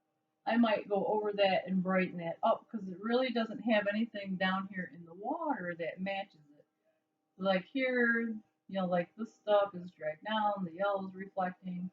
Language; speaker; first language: English; native; English